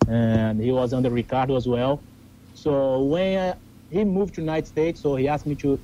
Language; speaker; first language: English; non-native, learner; Portuguese